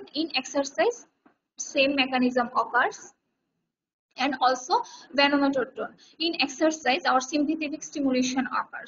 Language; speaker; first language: English; non-native, local second language; Bangla